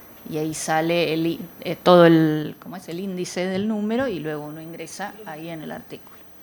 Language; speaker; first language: Spanish; native; Spanish